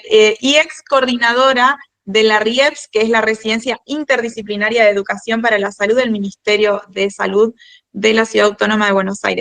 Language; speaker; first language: Spanish; native; Spanish